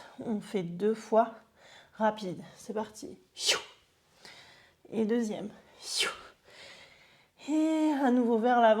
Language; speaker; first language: French; native; French